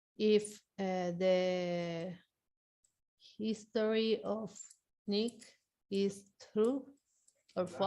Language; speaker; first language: English; non-native, learner; Spanish